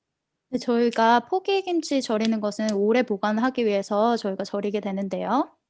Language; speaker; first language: Korean; native; Korean